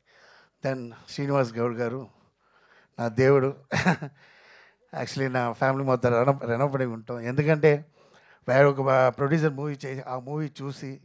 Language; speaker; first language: Telugu; non-native, fluent; Tamil